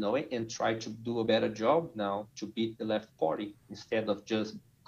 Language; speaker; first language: English; non-native, fluent; Portuguese